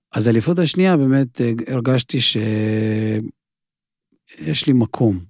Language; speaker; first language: Hebrew; non-native, fluent; Russian